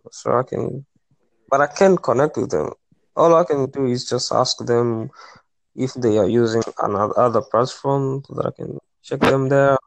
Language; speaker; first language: English; non-native, local second language; Swahili